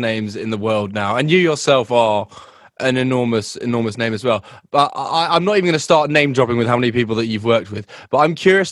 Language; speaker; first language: English; native; English